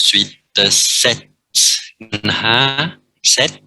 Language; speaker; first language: French; non-native, fluent; Vietnamese